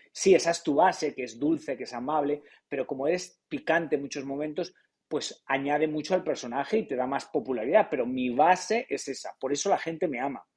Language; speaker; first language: Spanish; native; Spanish